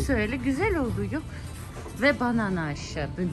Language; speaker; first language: Turkish; non-native, learner; Russian